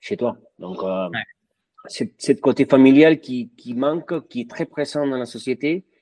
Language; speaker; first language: French; non-native, fluent; Spanish